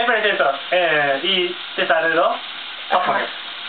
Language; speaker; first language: Spanish; non-native, learner; Japanese